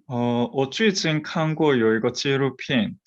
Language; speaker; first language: Chinese; non-native, fluent; Korean